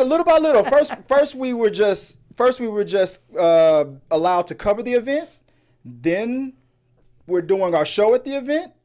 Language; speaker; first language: English; native; English